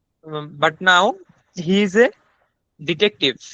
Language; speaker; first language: English; non-native, learner; Bangla